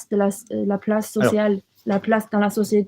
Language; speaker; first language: French; non-native, learner; Chinese